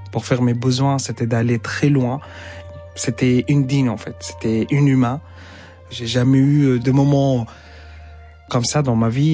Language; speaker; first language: French; non-native, fluent; Arabic